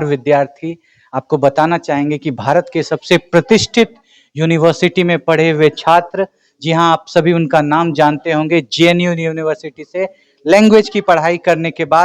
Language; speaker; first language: Hindi; native; Hindi